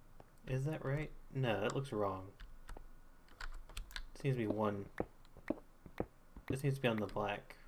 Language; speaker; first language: English; native; English